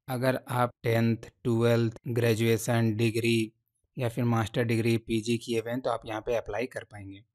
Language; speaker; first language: Hindi; native; Hindi